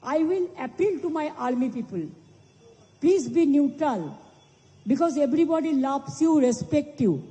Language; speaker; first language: English; non-native, local second language; Bangla